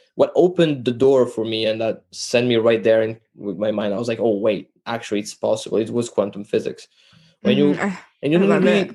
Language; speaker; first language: English; non-native, fluent; Italian